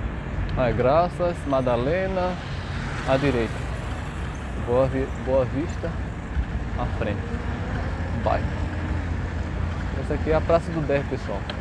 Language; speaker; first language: Portuguese; native; Portuguese